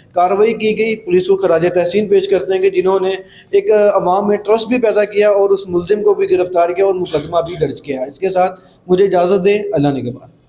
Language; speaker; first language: Urdu; non-native, local second language; Punjabi